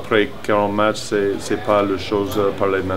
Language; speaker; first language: French; non-native, learner; English